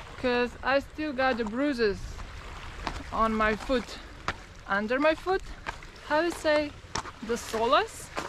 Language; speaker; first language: English; non-native, learner; Slovenian